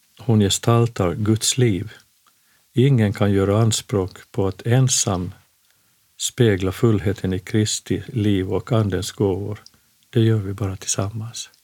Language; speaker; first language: Swedish; native; Swedish